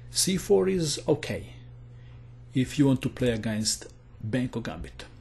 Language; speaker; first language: English; non-native, fluent; Croatian